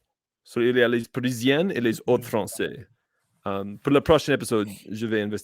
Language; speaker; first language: French; non-native, learner; English